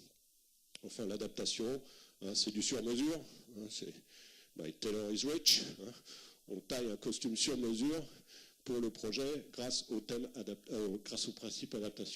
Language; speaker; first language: French; native; French